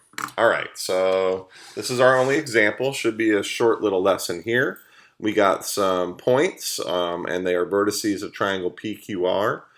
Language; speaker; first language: English; native; English